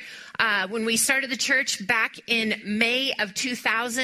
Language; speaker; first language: English; native; English